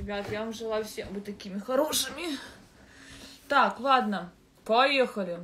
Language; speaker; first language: Russian; native; Russian